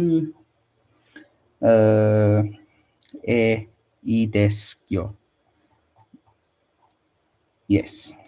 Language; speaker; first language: Japanese; non-native, learner; English